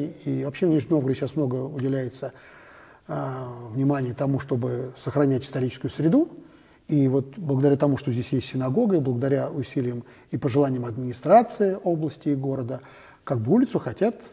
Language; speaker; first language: Russian; native; Russian